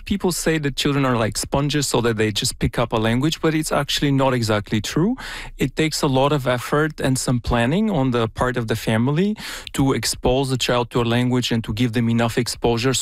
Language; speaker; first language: English; non-native, fluent; Bulgarian